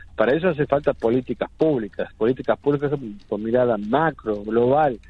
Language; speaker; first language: Spanish; native; Spanish